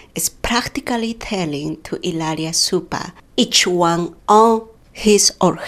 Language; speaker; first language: English; non-native, fluent; Quechua